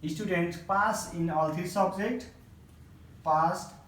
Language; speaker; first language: English; non-native, local second language; Nepali